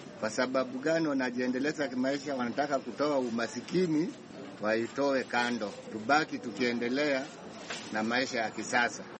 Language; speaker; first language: Swahili; non-native, local second language; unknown